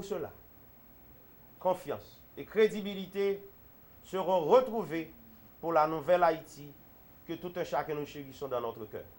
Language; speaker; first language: French; non-native, local second language; Haitian Creole